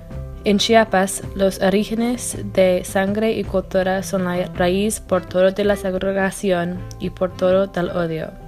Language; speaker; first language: Spanish; non-native, learner; English